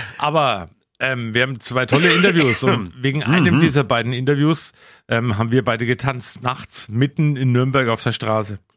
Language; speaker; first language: German; native; German